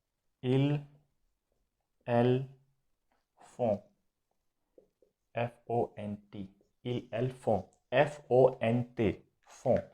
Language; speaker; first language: French; non-native, fluent; Hindi